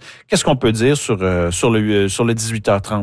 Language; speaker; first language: French; native; French